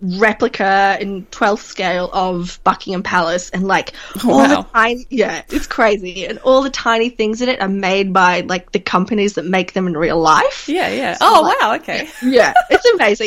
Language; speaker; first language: English; native; English